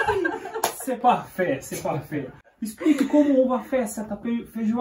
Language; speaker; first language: French; non-native, learner; Portuguese